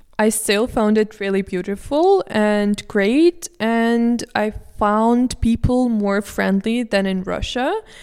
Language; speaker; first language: English; non-native, fluent; Russian